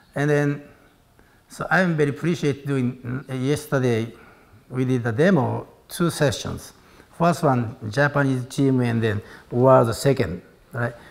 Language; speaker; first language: English; non-native, learner; Japanese